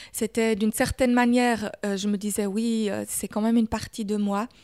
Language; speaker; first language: French; early bilingual, other home language; German